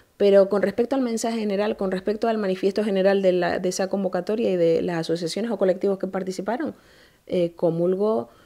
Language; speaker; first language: Spanish; native; Spanish